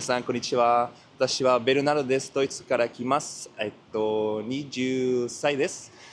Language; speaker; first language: Japanese; non-native, learner; German